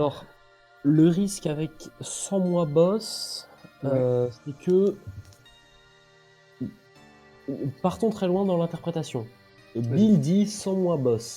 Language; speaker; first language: French; native; French